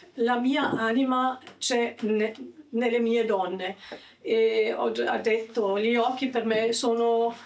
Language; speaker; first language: Italian; non-native, learner; German